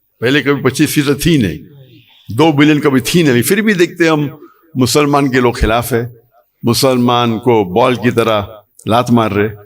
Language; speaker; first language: Urdu; non-native, local second language; Konkani